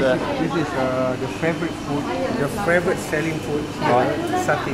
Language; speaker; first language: English; non-native, learner; Indonesian